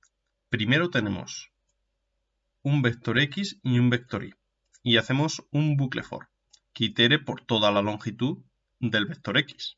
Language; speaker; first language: Spanish; native; Spanish